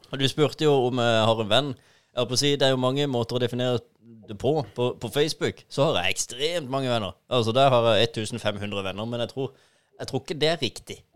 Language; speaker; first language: Norwegian; native; Norwegian